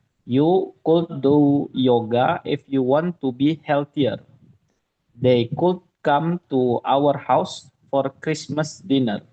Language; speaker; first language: English; non-native, learner; Indonesian